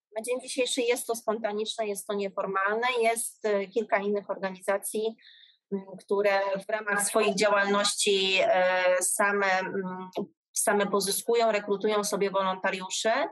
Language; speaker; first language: Polish; native; Polish